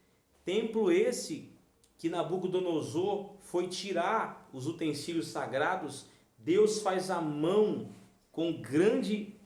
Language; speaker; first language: Portuguese; native; Portuguese